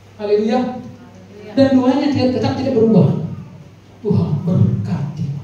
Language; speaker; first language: Indonesian; non-native, local second language; Batak Toba